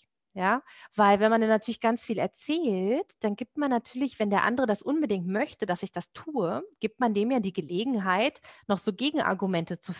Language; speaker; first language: German; native; German